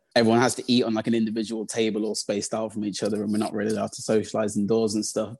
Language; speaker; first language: English; native; English